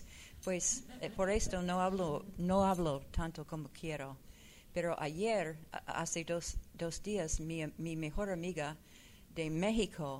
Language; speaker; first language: Spanish; non-native, fluent; English